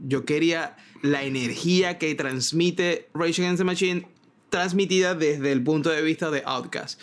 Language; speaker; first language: Spanish; native; Spanish